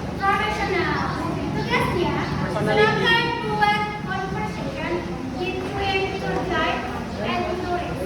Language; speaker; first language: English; non-native, learner; Indonesian